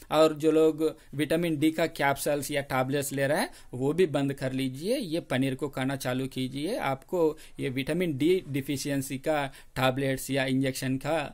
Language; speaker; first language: Hindi; non-native, local second language; Telugu